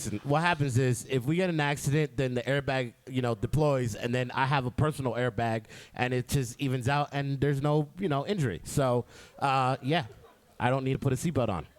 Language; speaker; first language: English; native; English